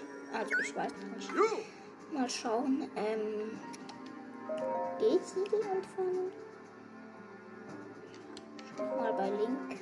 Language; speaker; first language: German; native; German